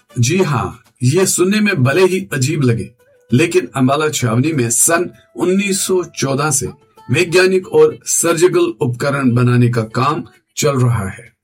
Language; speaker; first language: Hindi; non-native, local second language; Kashmiri